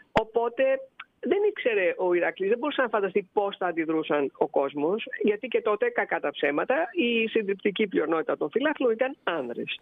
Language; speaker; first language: Greek; native; Greek